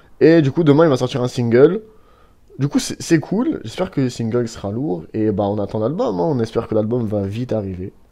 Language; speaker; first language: French; native; French